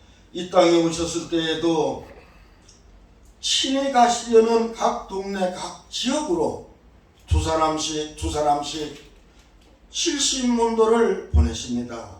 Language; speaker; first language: Korean; native; Korean